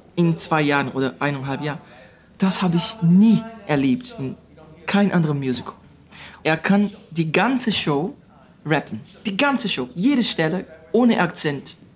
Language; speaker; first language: German; non-native, fluent; Portuguese